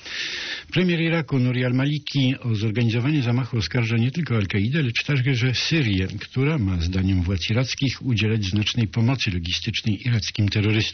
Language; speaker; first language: Polish; native; Polish